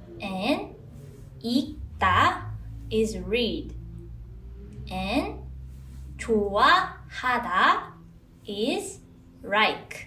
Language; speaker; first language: English; non-native, fluent; Korean